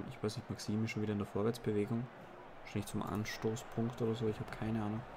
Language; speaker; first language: German; native; German